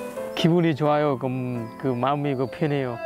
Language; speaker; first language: Korean; non-native, learner; Vietnamese